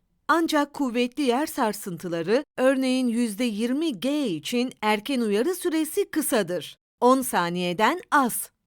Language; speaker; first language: Turkish; native; Turkish